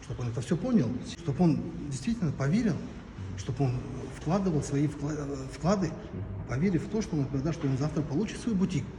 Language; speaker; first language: Russian; non-native, local second language; Kazakh